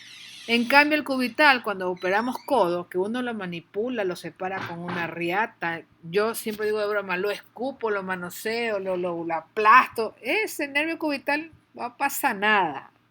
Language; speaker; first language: Spanish; native; Spanish